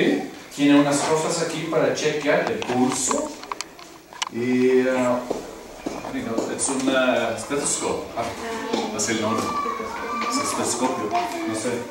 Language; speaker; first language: Spanish; non-native, fluent; English